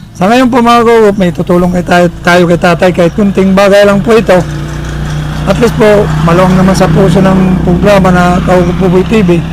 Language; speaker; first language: Filipino; non-native, local second language; Waray